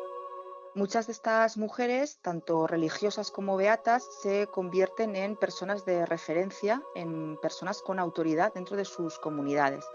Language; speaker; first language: Spanish; native; Spanish